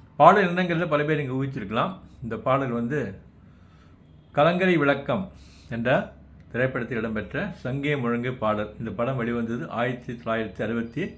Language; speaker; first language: Tamil; native; Tamil